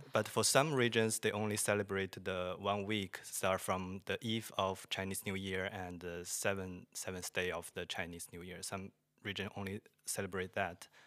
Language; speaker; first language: English; non-native, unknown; Chinese